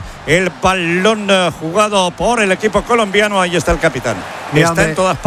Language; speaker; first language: Spanish; native; Spanish